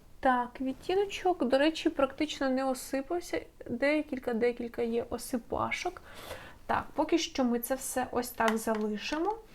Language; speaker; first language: Ukrainian; non-native, local second language; Russian